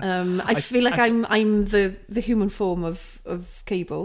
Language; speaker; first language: English; non-native, local second language; Welsh